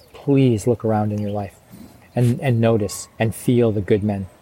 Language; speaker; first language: English; native; English